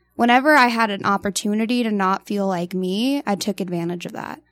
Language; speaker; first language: English; native; English